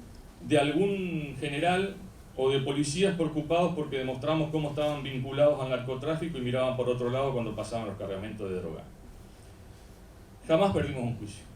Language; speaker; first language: Spanish; native; Spanish